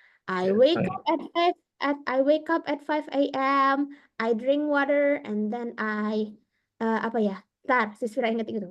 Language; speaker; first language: English; non-native, local second language; Indonesian